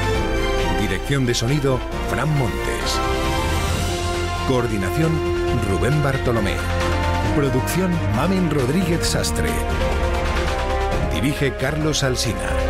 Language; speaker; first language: Spanish; native; Spanish